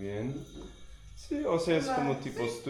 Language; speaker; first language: Spanish; non-native, fluent; English